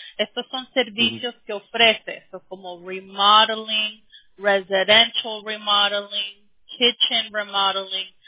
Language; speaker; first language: Spanish; early bilingual, heritage; Spanish